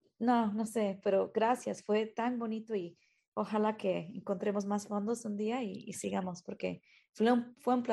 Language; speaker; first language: Spanish; early bilingual, heritage; Spanish